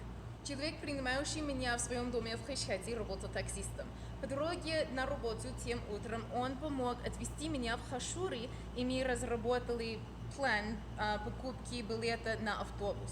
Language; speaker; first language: Russian; non-native, fluent; English